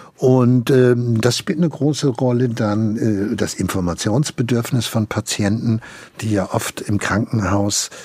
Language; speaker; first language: German; native; German